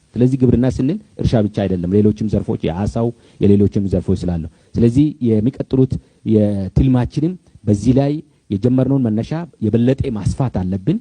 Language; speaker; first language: Amharic; non-native, local second language; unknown